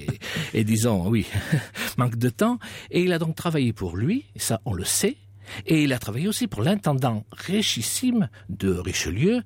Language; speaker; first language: French; native; French